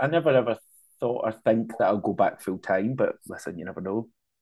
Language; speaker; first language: English; native; English